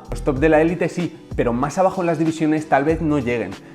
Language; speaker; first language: Spanish; native; Spanish